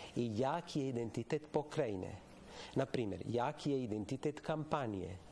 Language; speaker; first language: Serbian; non-native, fluent; Italian